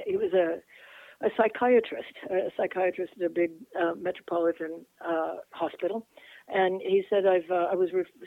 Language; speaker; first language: English; native; English